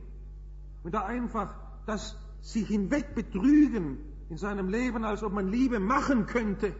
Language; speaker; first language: German; native; German